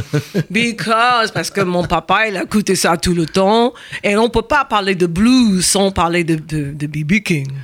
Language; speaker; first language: French; non-native, fluent; English